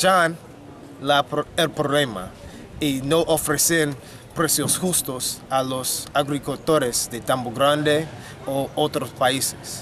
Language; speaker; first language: Spanish; non-native, fluent; English